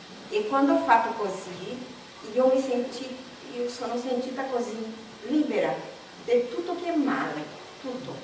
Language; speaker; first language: Italian; non-native, learner; Portuguese